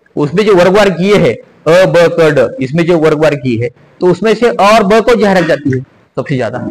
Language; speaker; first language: Hindi; non-native, local second language; Marathi